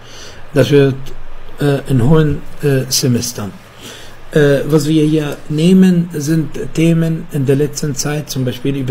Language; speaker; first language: German; non-native, fluent; Arabic